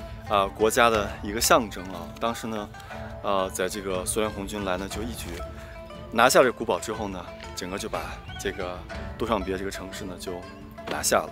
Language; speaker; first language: Chinese; native; Chinese